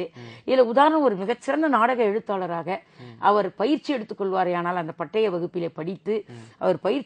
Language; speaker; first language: Tamil; native; Tamil